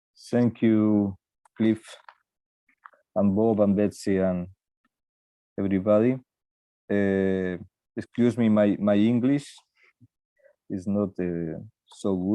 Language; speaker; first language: English; non-native, learner; Spanish